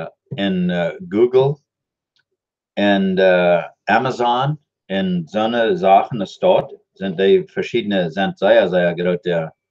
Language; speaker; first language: German; non-native, learner; Dutch